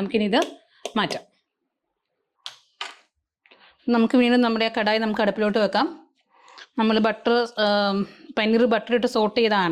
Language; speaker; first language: Malayalam; native; Malayalam